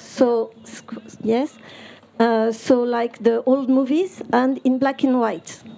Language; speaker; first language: English; non-native, fluent; French